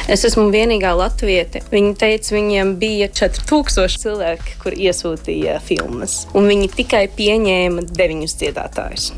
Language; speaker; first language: Latvian; early bilingual, heritage; Latvian